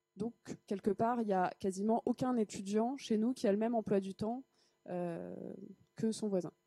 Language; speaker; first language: French; native; French